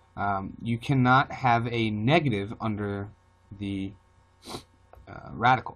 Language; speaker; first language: English; native; English